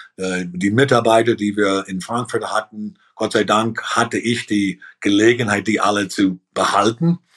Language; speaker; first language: German; early bilingual, heritage; German